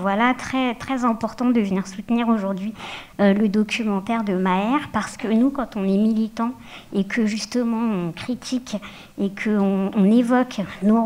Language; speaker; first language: French; native; French